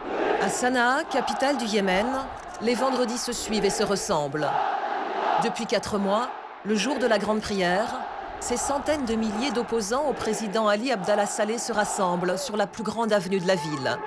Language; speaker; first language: French; native; French